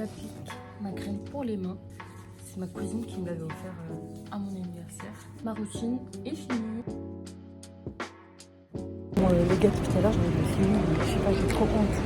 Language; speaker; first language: French; native; French